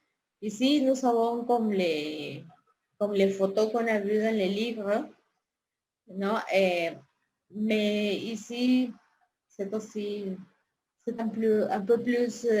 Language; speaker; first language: French; non-native, fluent; Spanish